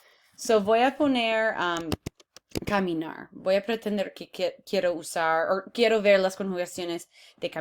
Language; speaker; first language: Spanish; non-native, fluent; English